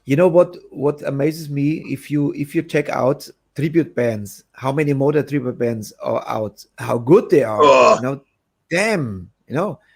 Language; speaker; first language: English; non-native, fluent; German